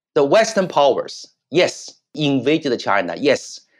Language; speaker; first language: English; non-native, fluent; Chinese